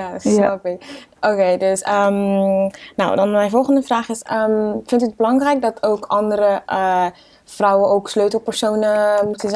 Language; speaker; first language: Dutch; native; Dutch